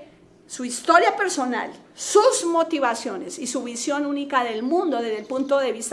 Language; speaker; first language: Spanish; native; Spanish